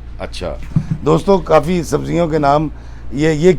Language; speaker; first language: Hindi; non-native, local second language; Punjabi